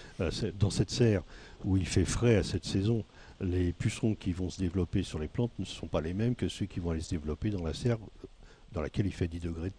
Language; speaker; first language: French; native; French